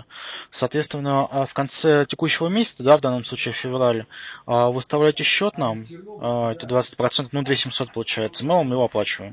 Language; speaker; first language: Russian; native; Russian